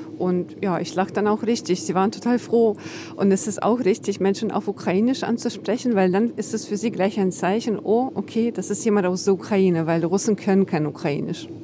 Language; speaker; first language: German; non-native, fluent; Ukrainian